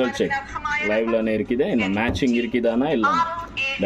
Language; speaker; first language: Tamil; non-native, local second language; Kannada